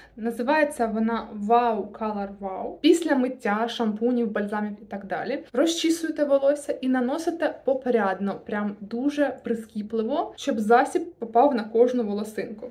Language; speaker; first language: Ukrainian; non-native, local second language; Russian